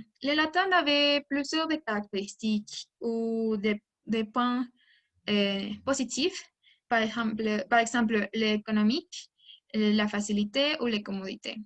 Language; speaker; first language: French; non-native, learner; Spanish